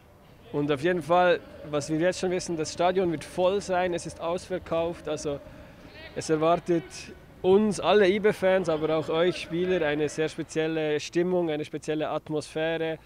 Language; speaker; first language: German; native; German